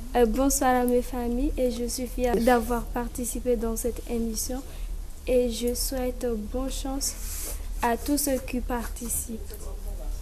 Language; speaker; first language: French; non-native, local second language; Comorian